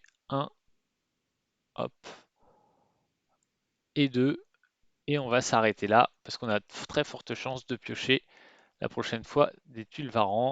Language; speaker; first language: French; native; French